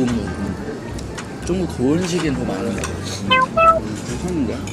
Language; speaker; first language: Korean; non-native, learner; Chinese